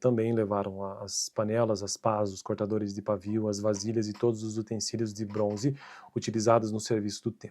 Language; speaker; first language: Portuguese; native; Portuguese